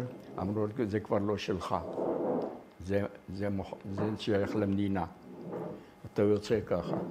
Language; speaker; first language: Hebrew; non-native, fluent; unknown